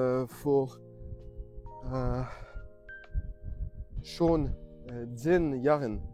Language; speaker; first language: German; non-native, learner; French